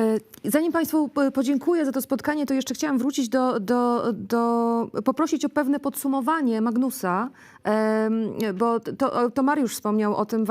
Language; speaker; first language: Polish; native; Polish